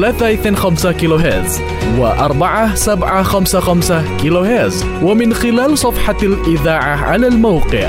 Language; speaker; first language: Arabic; non-native, fluent; Indonesian